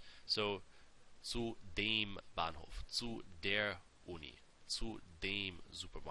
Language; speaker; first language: German; non-native, fluent; English